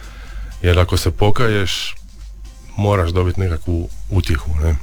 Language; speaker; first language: Serbian; native; Serbian